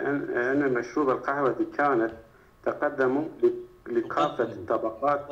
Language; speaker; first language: Arabic; non-native, learner; Turkish